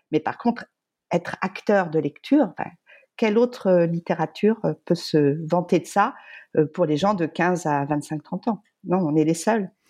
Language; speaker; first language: French; native; French